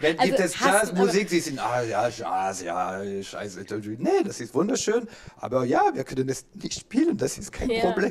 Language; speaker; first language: German; non-native, learner; French